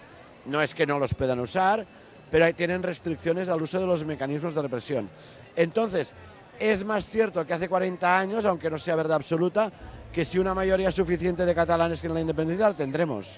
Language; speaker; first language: Spanish; non-native, local second language; Catalan